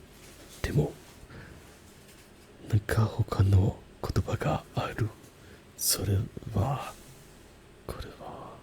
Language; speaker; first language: Japanese; non-native, learner; German